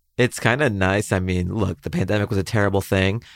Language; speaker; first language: English; native; English